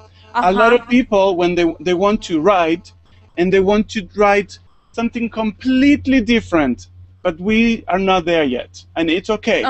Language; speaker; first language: English; non-native, fluent; Spanish